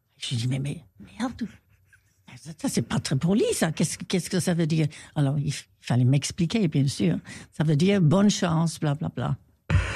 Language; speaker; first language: French; non-native, fluent; English